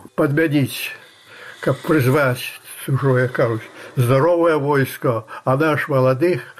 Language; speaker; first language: Russian; non-native, fluent; Belarusian